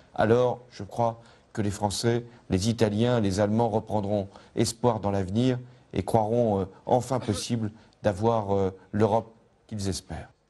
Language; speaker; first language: French; native; French